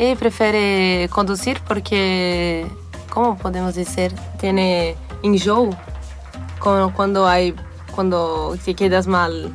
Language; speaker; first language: Spanish; non-native, fluent; Portuguese